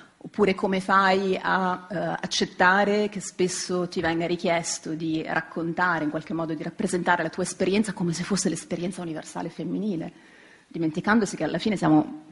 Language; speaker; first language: Italian; native; Italian